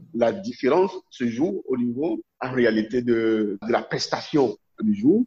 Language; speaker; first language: French; non-native, local second language; Yoruba